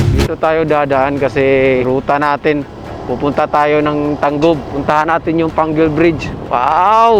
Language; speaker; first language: Filipino; non-native, local second language; Cebuano